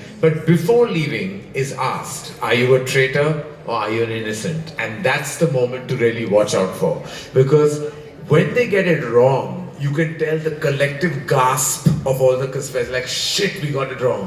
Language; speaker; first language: English; non-native, local second language; Hindi